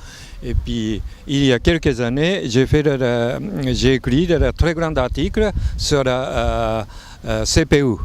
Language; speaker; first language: French; non-native, fluent; Japanese